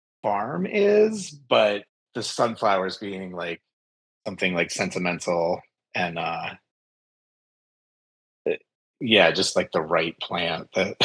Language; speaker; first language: English; native; English